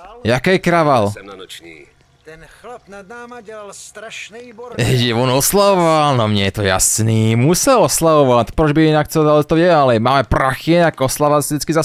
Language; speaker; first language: Czech; native; Czech